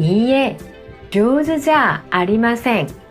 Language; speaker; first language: Japanese; non-native, fluent; Korean